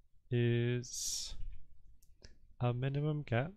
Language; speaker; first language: English; native; English